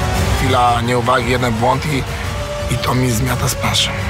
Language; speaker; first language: Polish; native; Polish